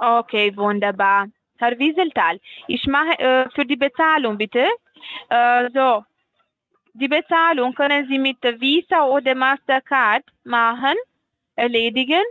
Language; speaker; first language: German; non-native, fluent; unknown